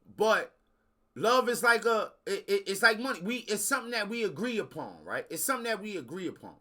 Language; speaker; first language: English; native; English